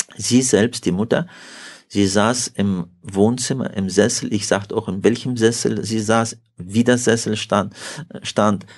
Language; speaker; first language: German; early bilingual, heritage; Russian